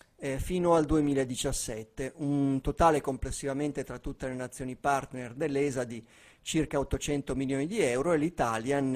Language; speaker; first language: Italian; native; Italian